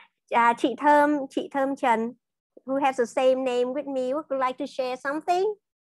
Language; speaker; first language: English; non-native, fluent; Vietnamese